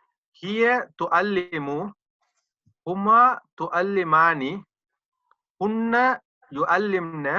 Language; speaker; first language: Arabic; non-native, learner; Tamil